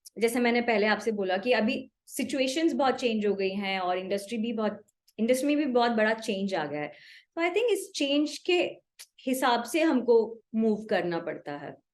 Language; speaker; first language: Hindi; non-native, local second language; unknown